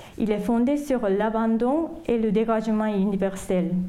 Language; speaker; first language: French; non-native, fluent; Japanese